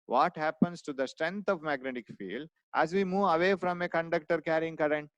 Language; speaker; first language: English; non-native, local second language; Kannada